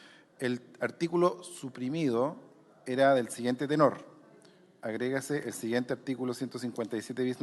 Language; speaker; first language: Spanish; native; Spanish